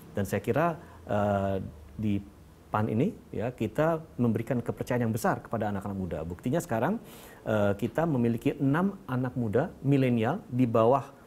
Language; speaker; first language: Indonesian; early bilingual, other home language; German